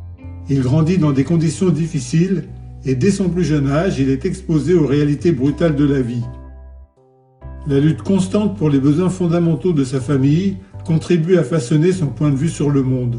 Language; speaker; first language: French; native; French